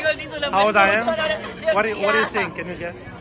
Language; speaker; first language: English; non-native, learner; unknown